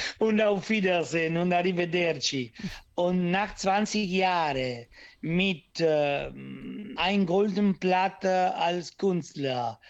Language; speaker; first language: German; non-native, learner; Italian